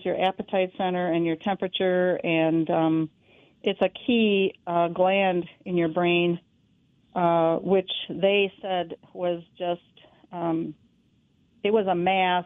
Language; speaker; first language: English; native; English